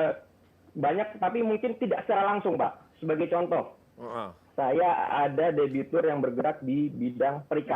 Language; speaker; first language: Indonesian; native; Indonesian